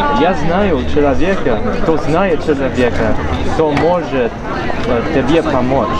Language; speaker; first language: Russian; non-native, learner; English